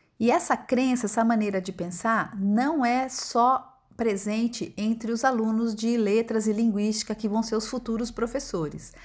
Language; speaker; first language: Portuguese; native; Portuguese